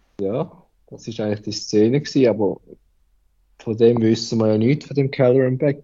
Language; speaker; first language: German; native; German